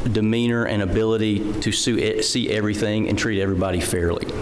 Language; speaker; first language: English; native; English